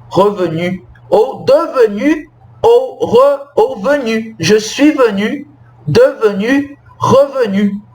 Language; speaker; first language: French; non-native, fluent; Portuguese